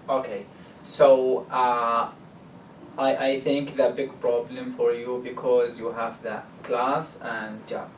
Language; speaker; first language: English; non-native, learner; Arabic